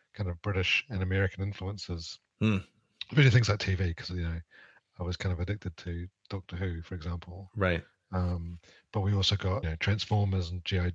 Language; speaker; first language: English; native; English